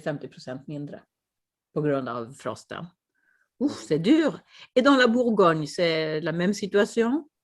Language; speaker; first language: French; non-native, fluent; Swedish